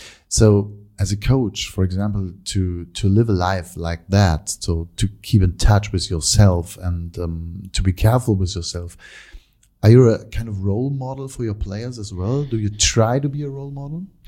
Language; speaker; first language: English; non-native, fluent; German